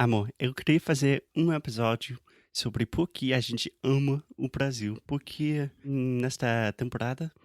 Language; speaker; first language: Portuguese; non-native, fluent; English